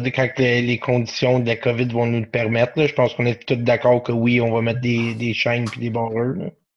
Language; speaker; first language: French; native; French